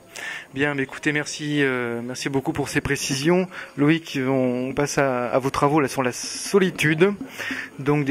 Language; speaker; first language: French; native; French